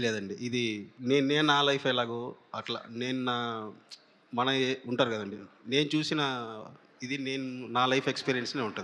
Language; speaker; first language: Telugu; native; Telugu